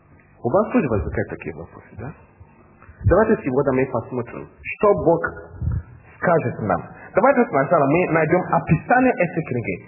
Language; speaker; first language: Russian; non-native, learner; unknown